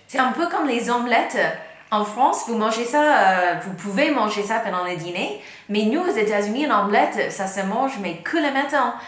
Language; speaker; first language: French; non-native, fluent; English